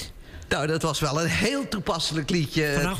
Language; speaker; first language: Dutch; native; Dutch